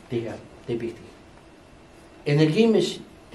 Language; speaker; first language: Danish; non-native, fluent; Spanish